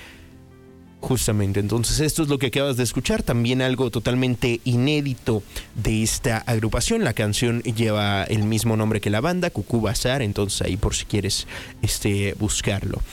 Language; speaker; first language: Spanish; native; Spanish